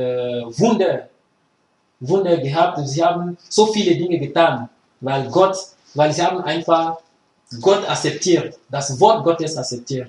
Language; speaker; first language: German; non-native, fluent; French